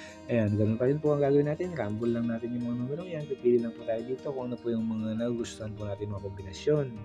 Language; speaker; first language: Filipino; native; Filipino